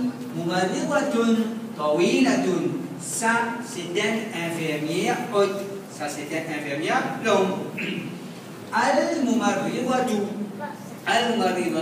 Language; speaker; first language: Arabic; non-native, fluent; Morisyen